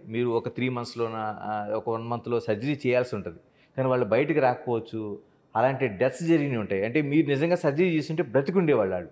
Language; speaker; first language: Telugu; native; Telugu